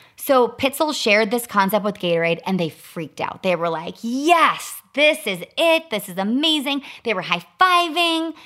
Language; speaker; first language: English; native; English